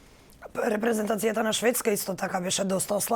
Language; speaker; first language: Macedonian; native; Macedonian